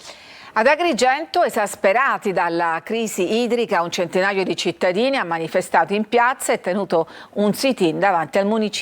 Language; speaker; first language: Italian; native; Italian